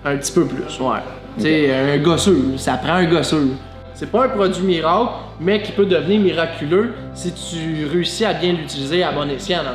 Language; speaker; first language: French; native; French